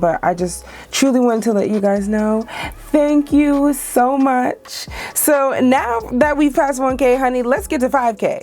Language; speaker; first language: English; native; English